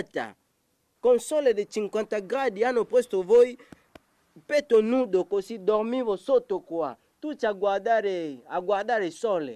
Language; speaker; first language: Italian; non-native, learner; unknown